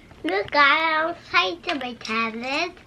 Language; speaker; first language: English; early bilingual, other home language; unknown